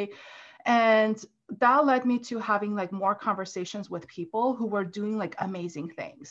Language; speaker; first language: English; non-native, fluent; Armenian